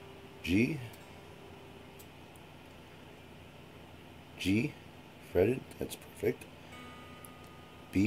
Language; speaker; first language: English; native; English